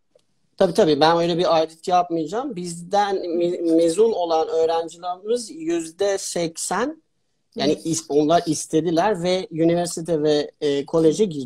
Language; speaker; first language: Turkish; non-native, fluent; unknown